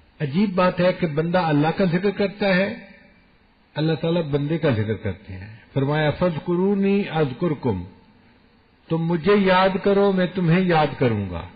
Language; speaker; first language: Urdu; non-native, local second language; Punjabi